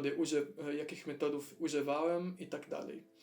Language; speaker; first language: Polish; non-native, fluent; Italian